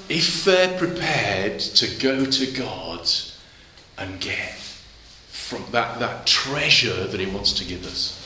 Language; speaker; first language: English; native; English